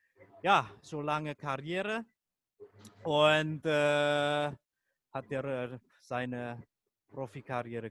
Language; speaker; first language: German; non-native, fluent; Indonesian